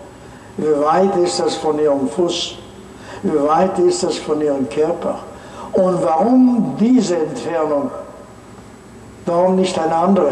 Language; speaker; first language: German; non-native, fluent; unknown